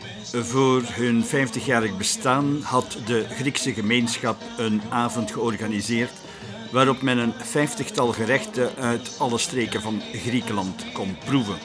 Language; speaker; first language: Dutch; native; Dutch